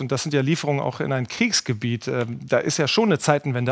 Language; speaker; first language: German; native; German